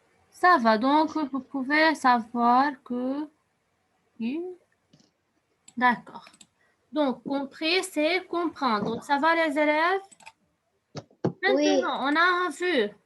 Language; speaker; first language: French; non-native, fluent; Arabic